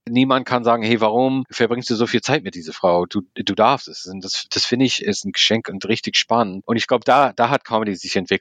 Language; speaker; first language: German; non-native, fluent; English